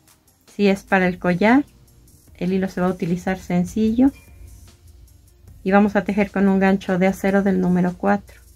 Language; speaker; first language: Spanish; native; Spanish